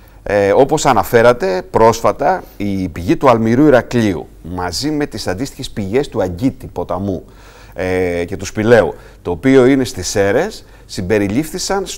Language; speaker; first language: Greek; native; Greek